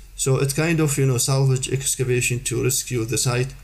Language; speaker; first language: English; non-native, fluent; Arabic